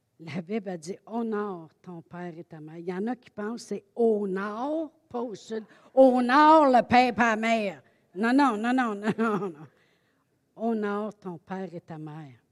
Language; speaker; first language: French; native; French